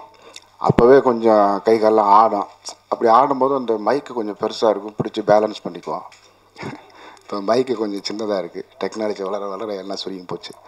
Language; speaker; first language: Tamil; native; Tamil